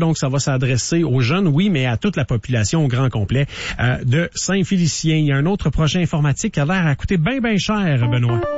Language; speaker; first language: French; native; French